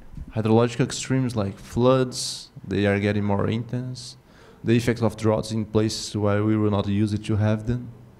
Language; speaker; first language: English; non-native, fluent; Portuguese